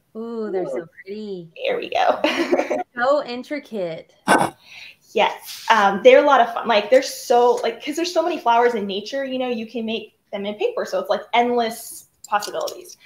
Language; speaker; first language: English; native; English